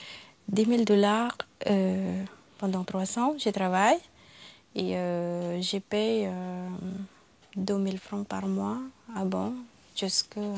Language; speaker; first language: French; non-native, learner; Filipino